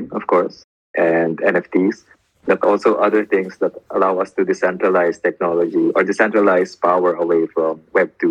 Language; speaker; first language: English; non-native, local second language; Filipino